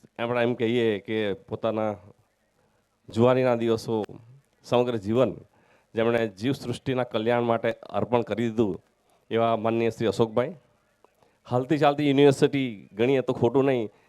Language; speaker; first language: Gujarati; native; Gujarati